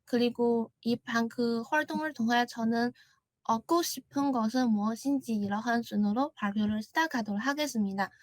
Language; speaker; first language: Korean; non-native, learner; Chinese